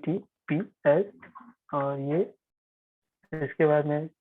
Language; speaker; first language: Hindi; native; Hindi